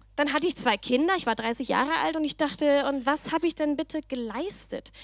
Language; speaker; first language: German; non-native, fluent; Danish